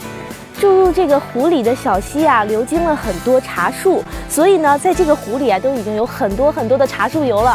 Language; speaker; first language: Chinese; native; Chinese